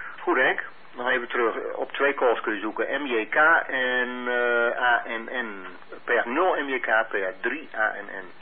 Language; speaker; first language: Dutch; native; Dutch